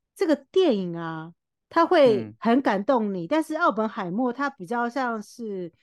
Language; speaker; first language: Chinese; native; Chinese